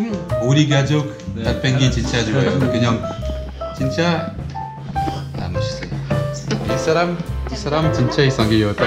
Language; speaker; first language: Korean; non-native, learner; French